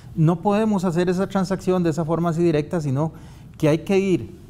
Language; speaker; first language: Spanish; native; Spanish